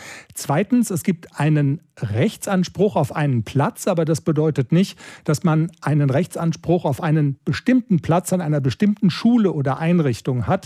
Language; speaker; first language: German; native; German